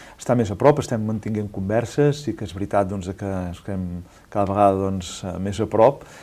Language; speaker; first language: Catalan; native; Catalan